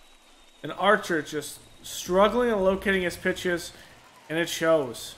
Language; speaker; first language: English; native; English